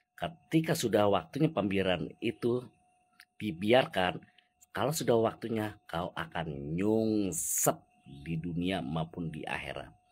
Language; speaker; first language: Indonesian; native; Indonesian